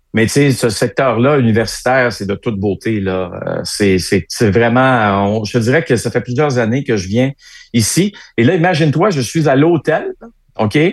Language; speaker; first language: French; native; French